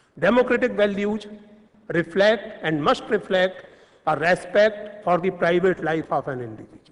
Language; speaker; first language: English; non-native, local second language; Hindi